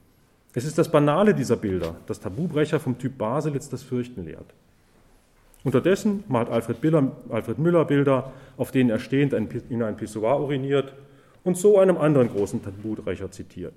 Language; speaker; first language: German; native; German